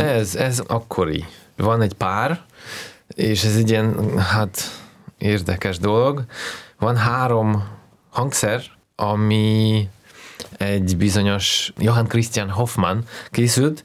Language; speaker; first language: Hungarian; non-native, learner; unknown